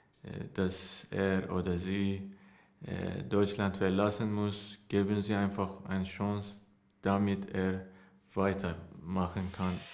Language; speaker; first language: German; non-native, learner; Persian